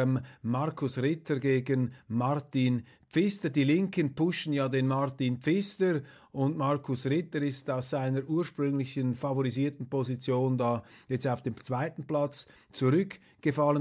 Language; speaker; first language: German; native; German